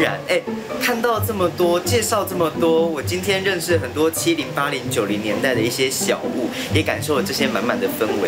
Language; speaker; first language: Chinese; native; Chinese